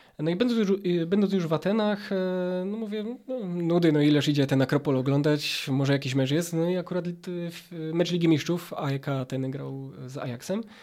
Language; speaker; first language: Polish; native; Polish